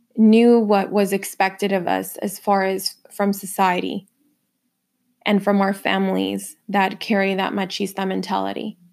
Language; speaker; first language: English; early bilingual, other home language; Spanish